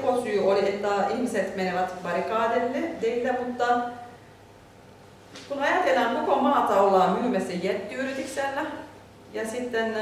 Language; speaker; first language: Finnish; non-native, learner; Turkish